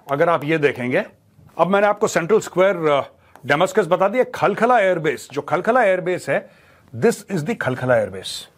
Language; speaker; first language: Hindi; native; Hindi